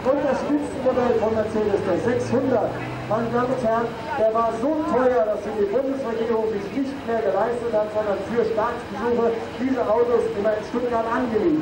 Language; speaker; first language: German; native; German